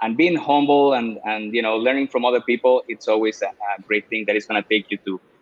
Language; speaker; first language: English; non-native, fluent; Spanish